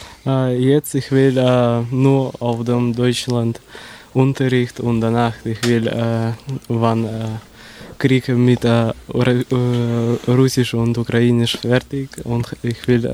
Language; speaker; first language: German; non-native, learner; Russian